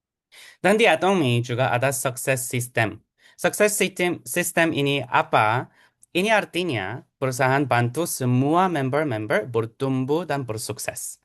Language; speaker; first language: Indonesian; non-native, fluent; Korean